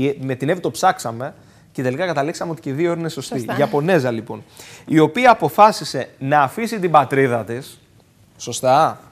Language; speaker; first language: Greek; native; Greek